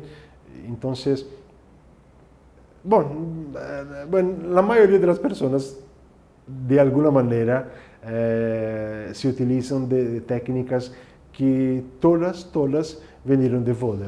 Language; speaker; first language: Spanish; non-native, fluent; Portuguese